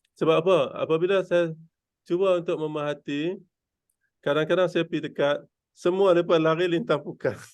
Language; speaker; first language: Malay; native; Malay